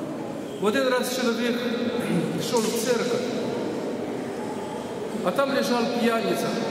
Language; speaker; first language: Russian; non-native, local second language; Ukrainian